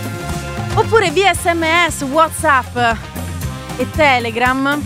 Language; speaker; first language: Italian; native; Italian